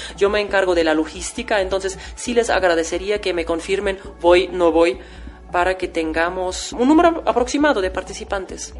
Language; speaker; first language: Spanish; non-native, fluent; German